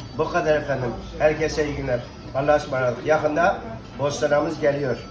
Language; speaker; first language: Turkish; native; Turkish